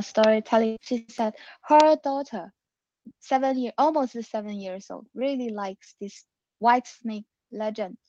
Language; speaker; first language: English; non-native, learner; Chinese